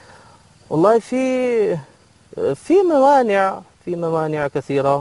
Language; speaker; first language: Arabic; non-native, local second language; Albanian